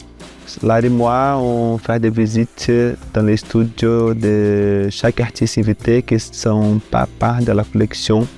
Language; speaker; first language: French; non-native, fluent; Portuguese